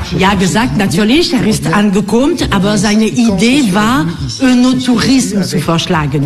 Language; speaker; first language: German; non-native, fluent; French